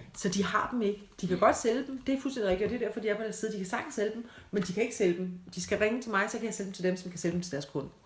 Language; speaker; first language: Danish; native; Danish